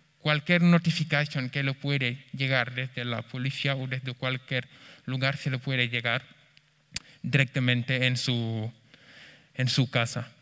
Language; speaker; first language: Spanish; non-native, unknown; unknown